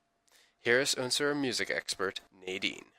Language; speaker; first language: German; non-native, learner; English